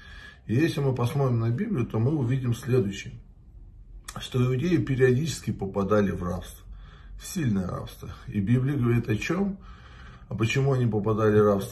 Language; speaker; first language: Russian; native; Russian